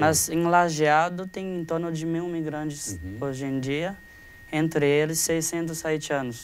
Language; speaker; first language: Portuguese; non-native, fluent; Haitian Creole